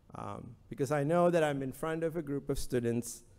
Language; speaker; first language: English; non-native, local second language; Sinhala